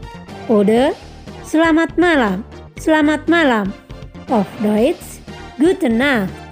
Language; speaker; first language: German; non-native, fluent; Indonesian